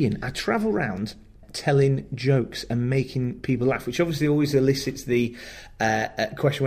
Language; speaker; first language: English; native; English